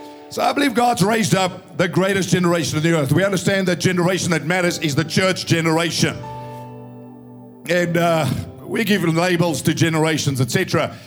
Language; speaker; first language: English; non-native, local second language; Afrikaans